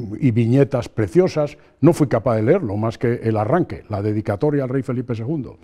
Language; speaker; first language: Spanish; native; Spanish